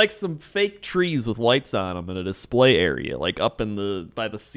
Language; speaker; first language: English; native; English